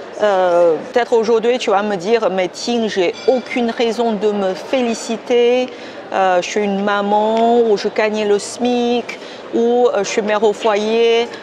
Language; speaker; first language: French; non-native, fluent; Chinese